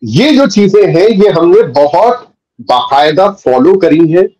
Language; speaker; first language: Hindi; native; Hindi